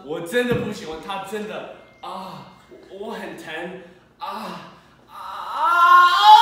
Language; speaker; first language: Chinese; non-native, learner; English